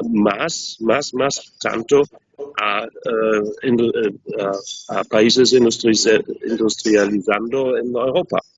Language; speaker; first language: Spanish; non-native, learner; German